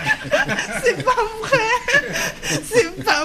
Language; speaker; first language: French; non-native, fluent; Chinese